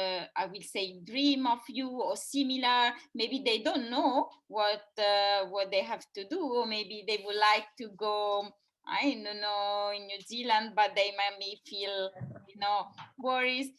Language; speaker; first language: English; non-native, fluent; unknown